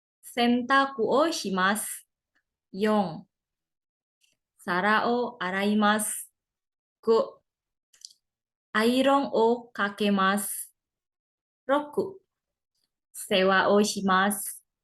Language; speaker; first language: Japanese; non-native, fluent; Indonesian